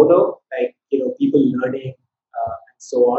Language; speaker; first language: English; non-native, local second language; Tamil